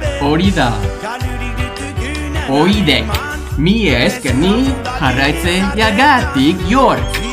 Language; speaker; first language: Basque; non-native, learner; English